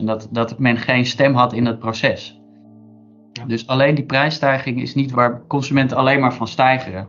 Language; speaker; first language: Dutch; native; Dutch